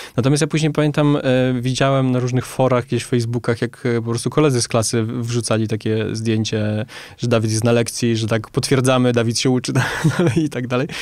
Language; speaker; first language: Polish; native; Polish